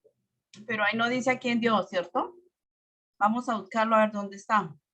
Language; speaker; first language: Spanish; native; Spanish